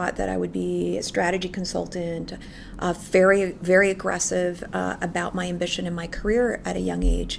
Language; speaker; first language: English; non-native, local second language; Filipino